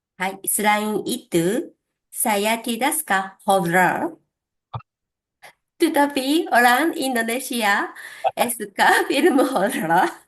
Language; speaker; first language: Indonesian; non-native, learner; Japanese